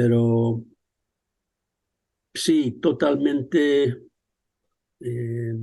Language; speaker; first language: Spanish; early bilingual, other home language; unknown